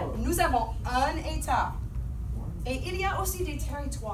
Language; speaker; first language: French; non-native, fluent; English